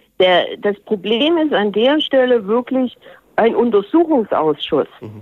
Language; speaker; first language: German; native; German